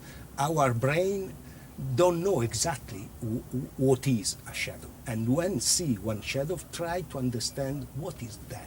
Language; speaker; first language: English; non-native, learner; Italian